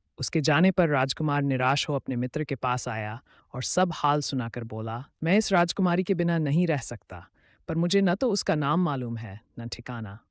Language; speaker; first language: Hindi; native; Hindi